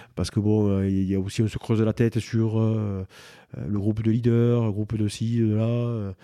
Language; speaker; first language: French; native; French